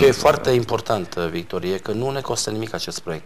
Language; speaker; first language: Romanian; native; Romanian